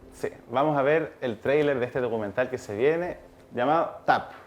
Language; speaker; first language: Spanish; native; Spanish